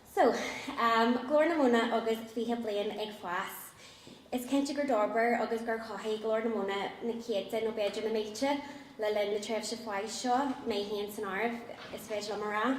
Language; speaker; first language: Irish; non-native, local second language; English